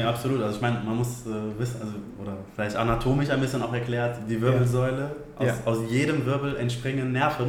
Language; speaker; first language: German; native; German